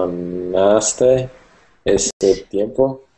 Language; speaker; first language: Spanish; non-native, learner; English